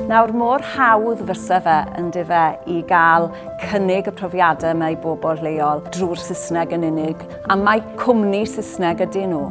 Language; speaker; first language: Welsh; native; Welsh